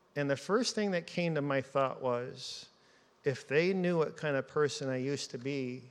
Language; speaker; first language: English; native; English